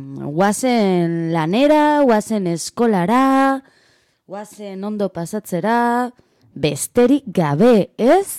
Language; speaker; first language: Basque; non-native, learner; Spanish